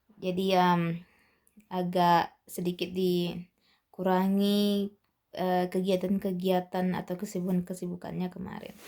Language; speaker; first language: Indonesian; native; Indonesian